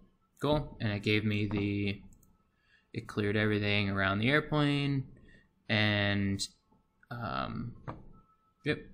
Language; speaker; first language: English; native; English